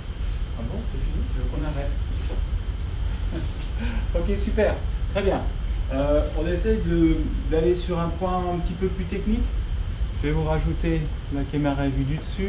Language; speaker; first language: French; native; French